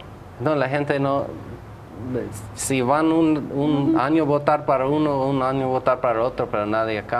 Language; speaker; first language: Spanish; non-native, fluent; English